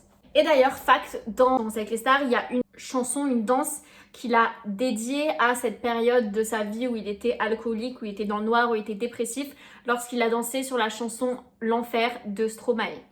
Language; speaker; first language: French; native; French